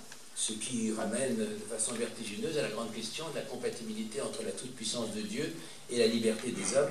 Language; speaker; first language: French; native; French